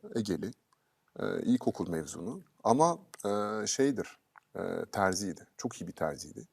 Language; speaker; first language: Turkish; early bilingual, heritage; Turkish